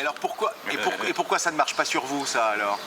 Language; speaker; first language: French; native; French